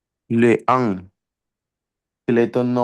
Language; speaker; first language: French; non-native, learner; Spanish